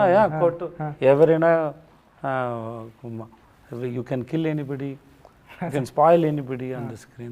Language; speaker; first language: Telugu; non-native, learner; Tamil